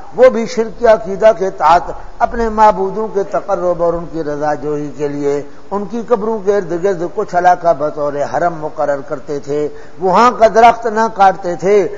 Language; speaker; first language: Urdu; non-native, local second language; Saraiki